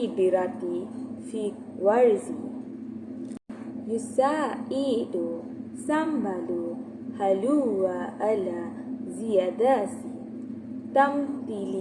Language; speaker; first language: Arabic; non-native, learner; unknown